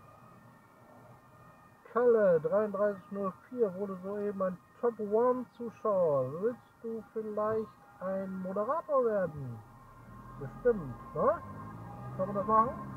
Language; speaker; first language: German; native; German